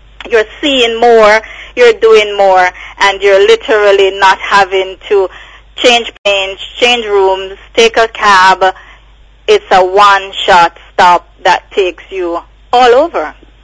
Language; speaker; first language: English; native; English